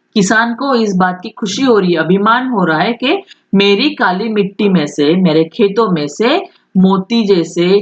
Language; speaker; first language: Hindi; non-native, local second language; Marathi